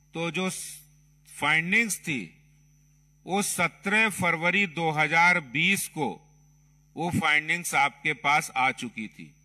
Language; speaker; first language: Hindi; native; Hindi